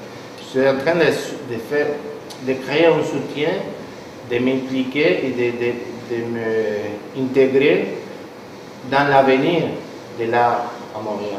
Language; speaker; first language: French; non-native, fluent; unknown